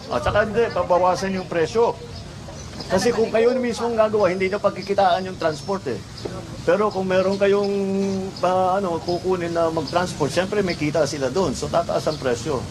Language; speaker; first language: Filipino; native; Filipino